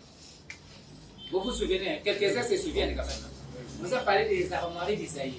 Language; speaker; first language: French; non-native, local second language; Lingala